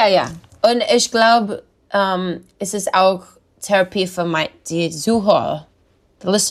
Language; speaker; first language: German; non-native, learner; English